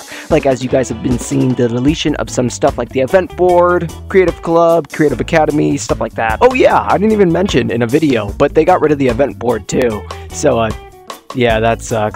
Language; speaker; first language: English; native; English